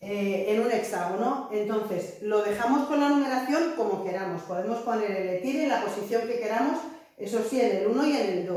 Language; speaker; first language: Spanish; native; Spanish